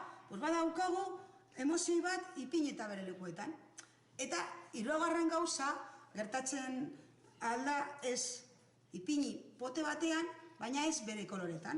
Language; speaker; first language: Basque; non-native, local second language; Spanish